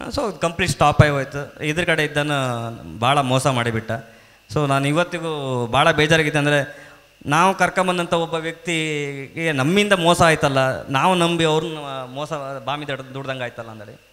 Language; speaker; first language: Kannada; native; Kannada